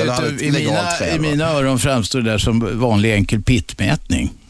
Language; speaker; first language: Swedish; native; Swedish